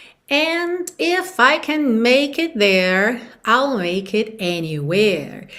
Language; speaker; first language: English; non-native, fluent; Portuguese